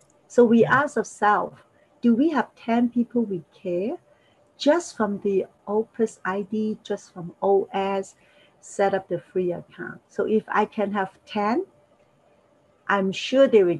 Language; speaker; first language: English; non-native, local second language; Cantonese